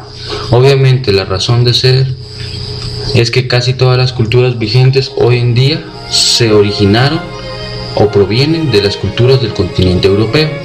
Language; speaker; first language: Spanish; native; Spanish